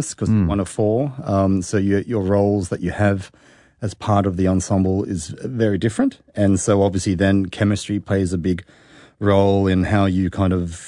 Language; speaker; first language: English; native; English